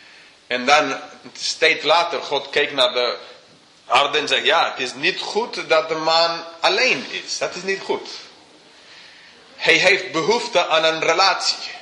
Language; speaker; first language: Dutch; non-native, fluent; English